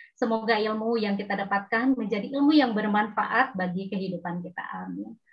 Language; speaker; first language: Indonesian; native; Indonesian